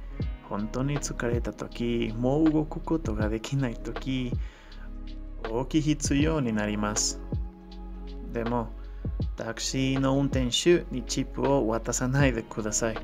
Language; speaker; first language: Japanese; non-native, learner; Spanish